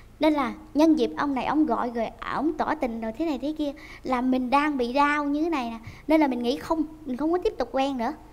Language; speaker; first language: Vietnamese; native; Vietnamese